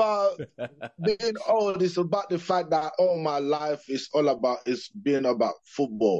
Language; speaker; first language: English; non-native, local second language; Igbo